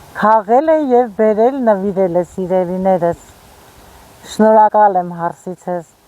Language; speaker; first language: Armenian; native; Armenian